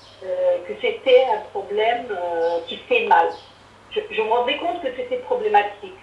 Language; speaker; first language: French; non-native, fluent; Arabic